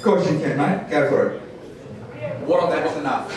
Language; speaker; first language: English; native; English